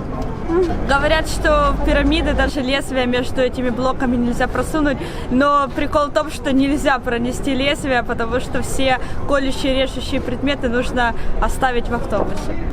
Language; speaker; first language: Russian; native; Russian